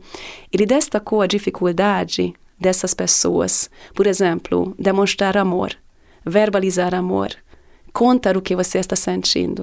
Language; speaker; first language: Portuguese; non-native, fluent; Hungarian